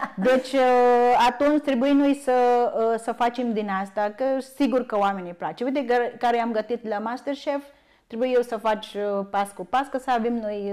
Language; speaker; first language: Romanian; non-native, learner; Filipino